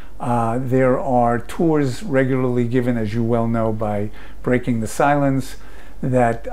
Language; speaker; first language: English; native; English